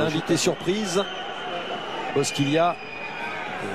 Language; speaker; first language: French; native; French